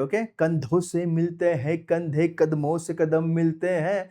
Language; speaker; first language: Hindi; non-native, local second language; Marathi